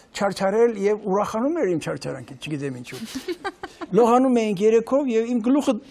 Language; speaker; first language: Armenian; early bilingual, heritage; Armenian